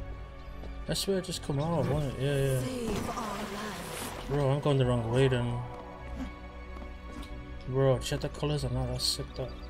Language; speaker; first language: English; native; English